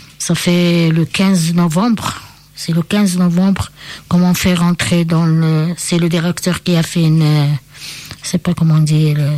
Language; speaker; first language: French; non-native, local second language; Arabic